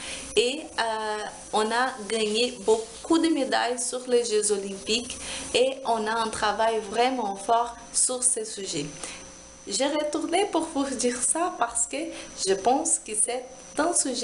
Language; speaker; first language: French; non-native, learner; Portuguese